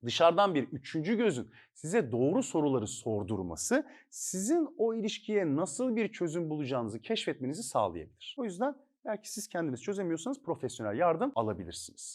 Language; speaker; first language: Turkish; native; Turkish